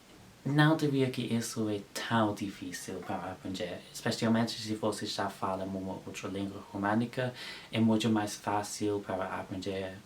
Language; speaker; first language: Portuguese; non-native, learner; English